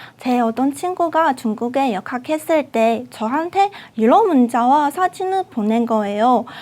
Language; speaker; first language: Korean; non-native, fluent; Chinese